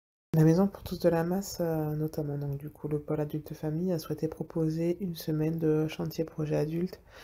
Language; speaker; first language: French; native; French